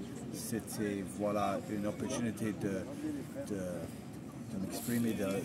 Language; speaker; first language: French; non-native, fluent; English